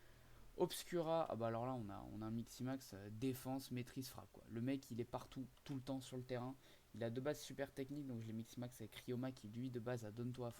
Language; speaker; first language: French; native; French